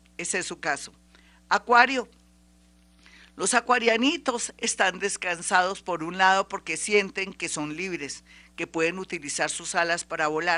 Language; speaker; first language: Spanish; native; Spanish